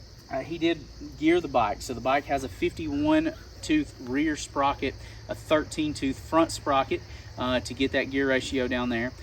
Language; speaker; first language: English; native; English